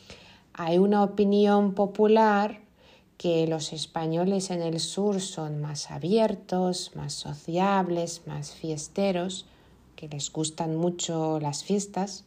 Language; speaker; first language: Spanish; non-native, fluent; Lithuanian